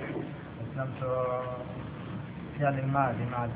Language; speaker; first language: Arabic; non-native, learner; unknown